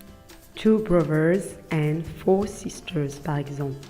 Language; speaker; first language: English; non-native, fluent; French